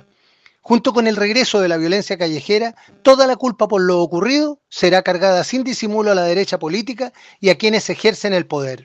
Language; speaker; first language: Spanish; native; Spanish